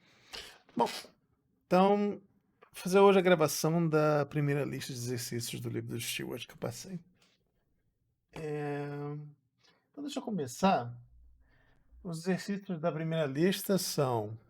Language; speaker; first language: Portuguese; native; Portuguese